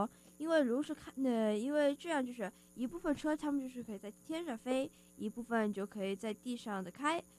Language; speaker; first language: Chinese; early bilingual, heritage; Chinese